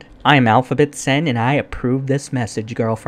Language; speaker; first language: English; native; English